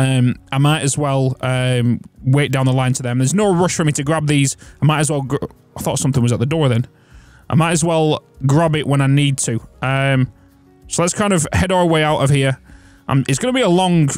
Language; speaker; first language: English; native; English